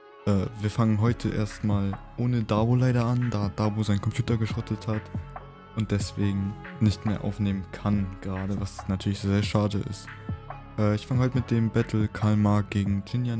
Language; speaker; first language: German; native; German